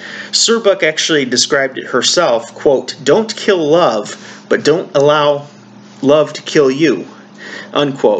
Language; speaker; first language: English; native; English